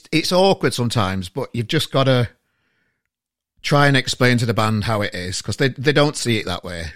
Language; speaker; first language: English; native; English